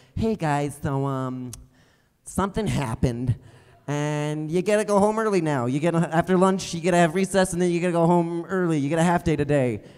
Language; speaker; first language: English; native; English